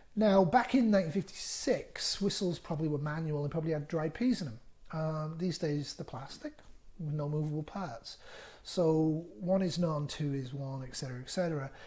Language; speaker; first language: English; native; English